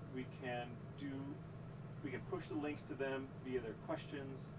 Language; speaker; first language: English; native; English